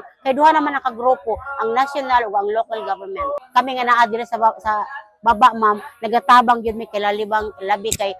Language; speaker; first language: Cebuano; non-native, local second language; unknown